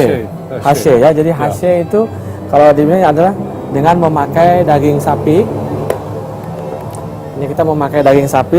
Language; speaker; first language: Indonesian; native; Indonesian